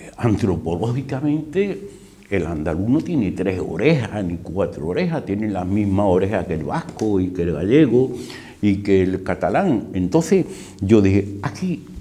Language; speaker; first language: Spanish; native; Spanish